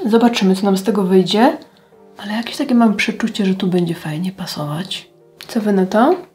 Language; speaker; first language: Polish; native; Polish